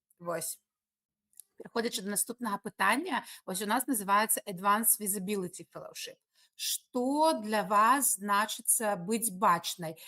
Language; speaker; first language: Belarusian; non-native, local second language; Russian